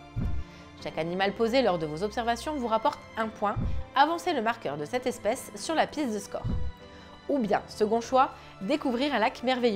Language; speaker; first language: French; native; French